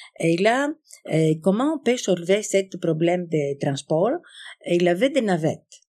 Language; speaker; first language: French; non-native, fluent; Greek